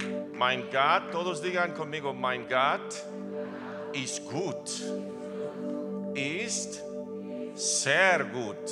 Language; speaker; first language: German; non-native, learner; Spanish